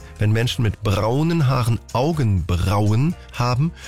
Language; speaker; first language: German; native; German